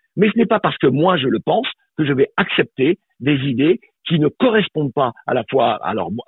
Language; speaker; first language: French; native; French